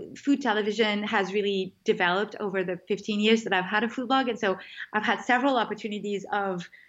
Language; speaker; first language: English; non-native, fluent; French